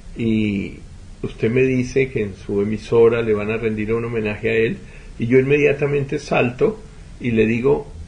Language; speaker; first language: Spanish; native; Spanish